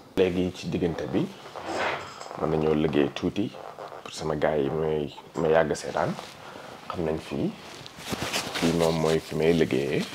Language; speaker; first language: Wolof; early bilingual, heritage; Wolof